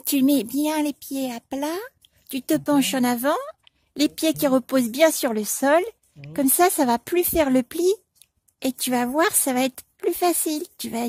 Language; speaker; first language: French; native; French